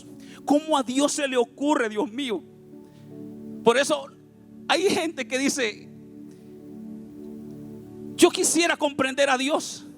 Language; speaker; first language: Spanish; native; Spanish